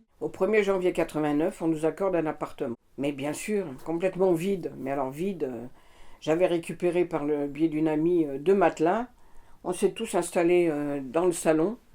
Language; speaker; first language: French; native; French